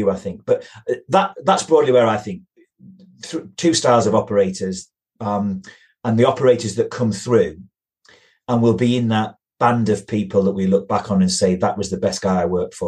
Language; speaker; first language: English; native; English